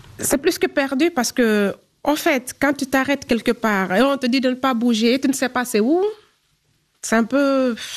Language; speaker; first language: French; non-native, local second language; Fula